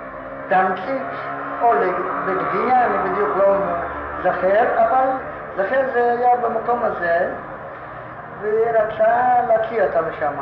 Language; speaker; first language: Hebrew; non-native, fluent; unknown